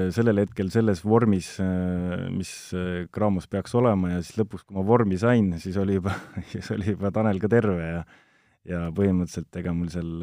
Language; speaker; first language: Estonian; native; Estonian